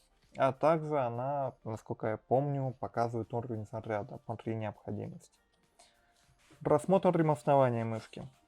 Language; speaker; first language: Russian; native; Russian